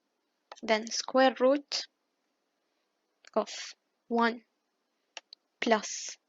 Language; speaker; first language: English; non-native, fluent; Arabic